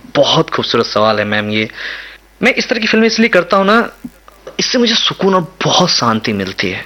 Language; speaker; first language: Hindi; non-native, local second language; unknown